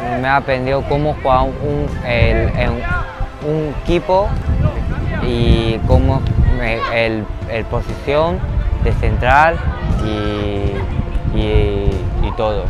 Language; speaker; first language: Spanish; non-native, learner; Chinese